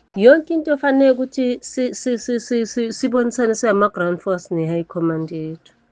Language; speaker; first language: Zulu; native; Zulu